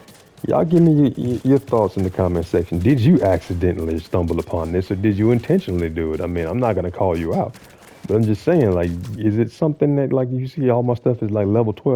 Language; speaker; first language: English; native; English